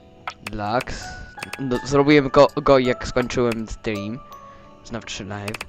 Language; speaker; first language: Polish; early bilingual, heritage; Polish